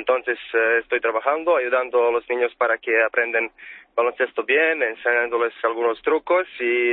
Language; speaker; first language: Spanish; non-native, fluent; Serbian